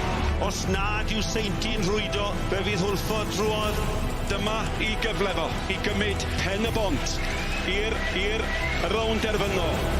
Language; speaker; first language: Welsh; native; Welsh